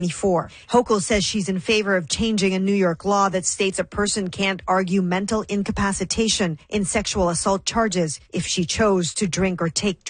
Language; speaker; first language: English; native; English